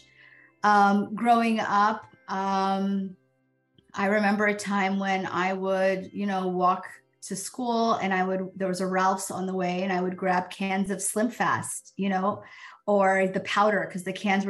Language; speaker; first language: English; native; English